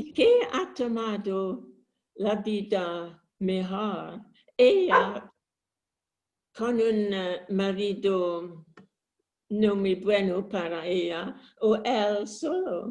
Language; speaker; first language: Spanish; non-native, learner; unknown